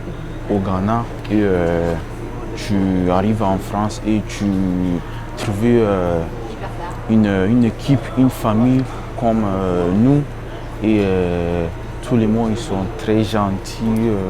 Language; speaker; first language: French; non-native, fluent; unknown